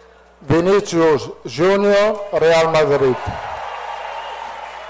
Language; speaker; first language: Portuguese; non-native, fluent; Italian